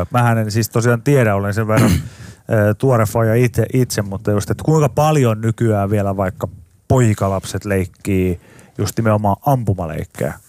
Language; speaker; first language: Finnish; native; Finnish